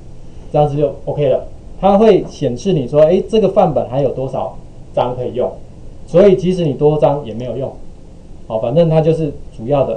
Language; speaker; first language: Chinese; native; Chinese